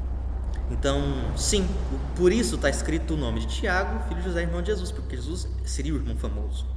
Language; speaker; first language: Portuguese; native; Portuguese